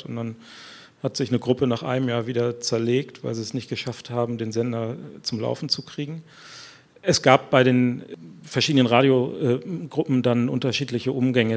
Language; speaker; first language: German; native; German